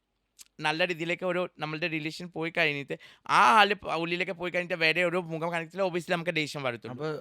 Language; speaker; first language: Malayalam; non-native, local second language; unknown